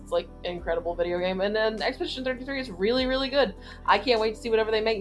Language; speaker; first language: English; native; English